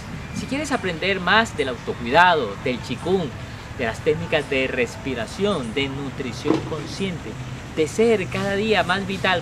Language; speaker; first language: Spanish; native; Spanish